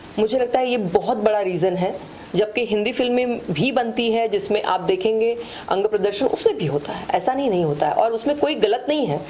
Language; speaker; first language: Hindi; non-native, local second language; Kannada